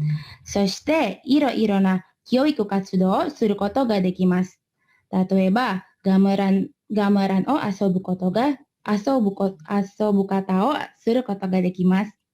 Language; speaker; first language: Japanese; non-native, learner; Indonesian